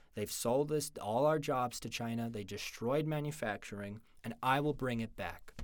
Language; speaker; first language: English; native; English